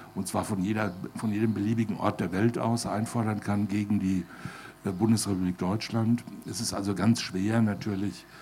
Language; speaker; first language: German; native; German